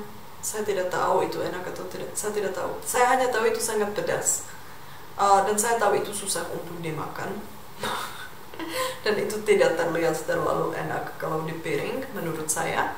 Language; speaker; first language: Indonesian; non-native, fluent; Czech